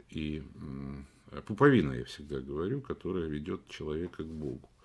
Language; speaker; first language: Russian; native; Russian